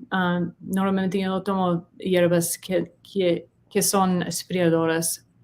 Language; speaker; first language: Spanish; non-native, learner; English